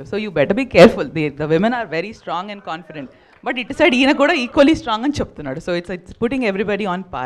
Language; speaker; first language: Telugu; native; Telugu